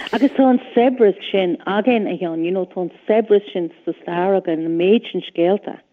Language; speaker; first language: Irish; non-native, local second language; English